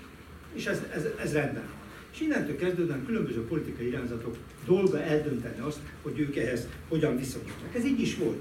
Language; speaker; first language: Hungarian; native; Hungarian